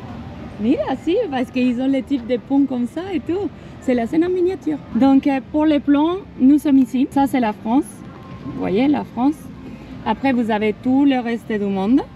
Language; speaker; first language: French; non-native, fluent; Spanish